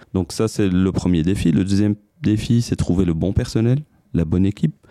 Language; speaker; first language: French; non-native, local second language; Arabic